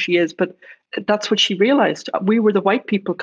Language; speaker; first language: English; native; English